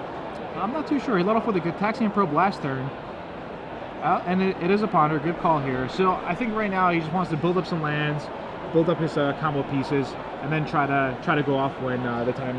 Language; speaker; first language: English; native; English